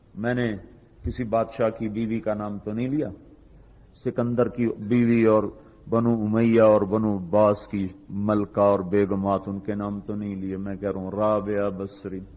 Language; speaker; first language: Urdu; non-native, local second language; Punjabi